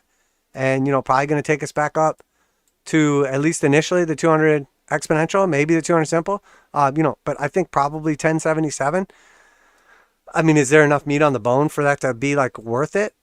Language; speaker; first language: English; native; English